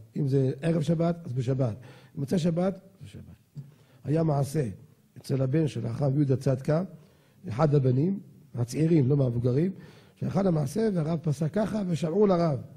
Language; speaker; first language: Hebrew; native; Hebrew